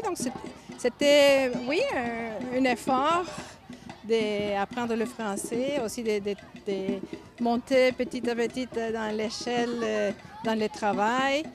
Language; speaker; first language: French; non-native, fluent; Spanish